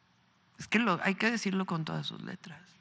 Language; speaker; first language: Spanish; native; Spanish